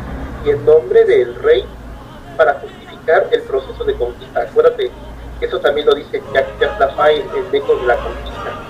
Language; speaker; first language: Spanish; native; Spanish